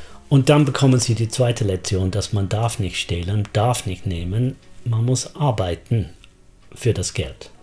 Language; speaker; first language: German; non-native, fluent; English